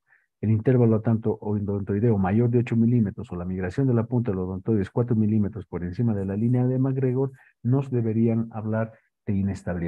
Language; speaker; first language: Spanish; native; Spanish